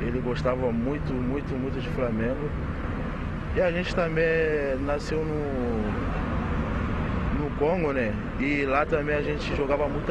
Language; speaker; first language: Portuguese; non-native, fluent; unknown